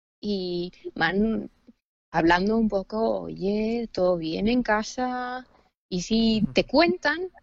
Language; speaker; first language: Spanish; non-native, fluent; Finnish